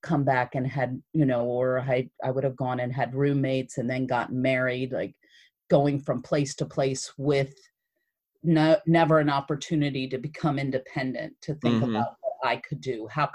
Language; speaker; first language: English; native; English